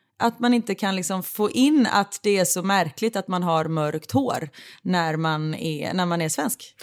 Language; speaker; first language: Swedish; native; Swedish